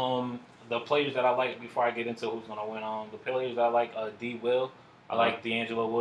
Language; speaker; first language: English; native; English